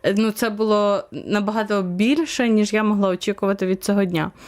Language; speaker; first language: Ukrainian; native; Ukrainian